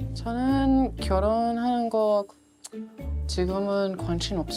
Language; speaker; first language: Korean; early bilingual, heritage; Korean